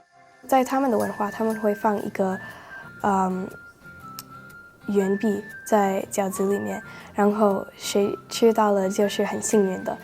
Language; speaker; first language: Chinese; non-native, fluent; English